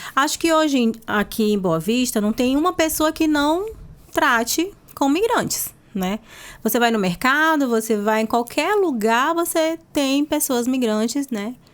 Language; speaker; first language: Portuguese; native; Portuguese